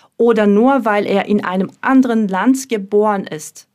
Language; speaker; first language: German; non-native, fluent; Turkish